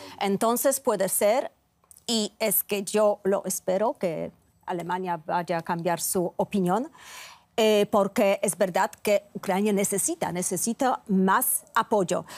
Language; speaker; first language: Spanish; non-native, fluent; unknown